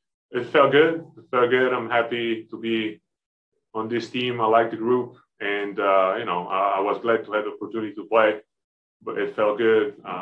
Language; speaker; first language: English; non-native, fluent; Italian